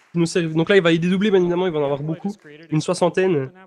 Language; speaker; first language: French; native; French